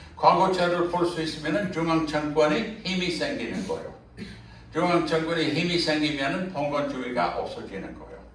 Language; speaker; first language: Korean; non-native, fluent; English